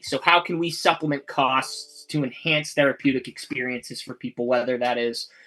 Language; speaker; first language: English; native; English